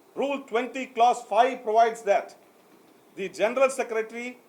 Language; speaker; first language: English; non-native, local second language; Tamil